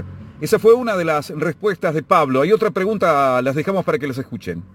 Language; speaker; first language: Spanish; native; Spanish